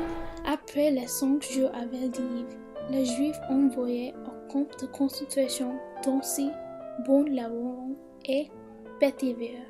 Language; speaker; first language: French; non-native, learner; English